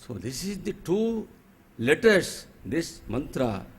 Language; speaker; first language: English; non-native, local second language; Telugu